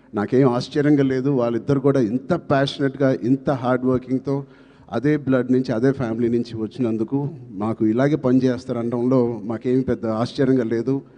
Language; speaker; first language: Telugu; native; Telugu